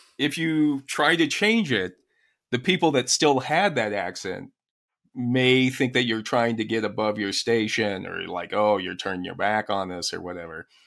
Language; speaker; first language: English; native; English